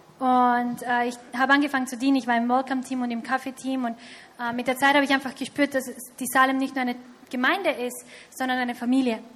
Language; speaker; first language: German; non-native, fluent; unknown